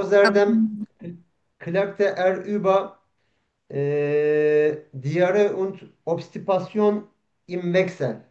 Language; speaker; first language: German; non-native, learner; Turkish